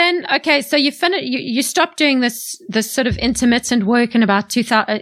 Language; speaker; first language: English; native; English